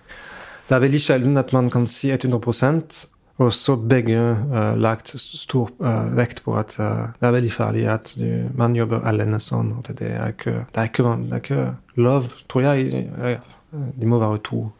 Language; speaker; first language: Norwegian; non-native, fluent; French